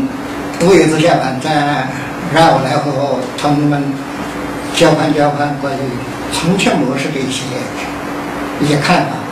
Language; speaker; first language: Chinese; native; Chinese